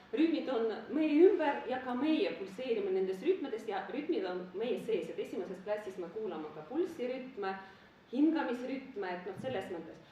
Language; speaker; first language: Estonian; non-native, local second language; Russian